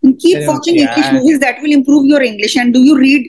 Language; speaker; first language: English; non-native, local second language; Hindi